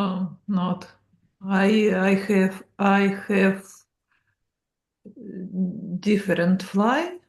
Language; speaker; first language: English; non-native, learner; Russian